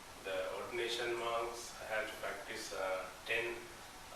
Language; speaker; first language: English; non-native, learner; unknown